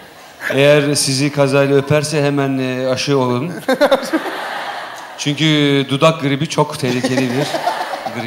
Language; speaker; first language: Turkish; native; Turkish